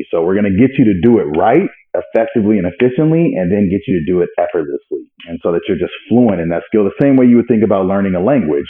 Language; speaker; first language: English; native; English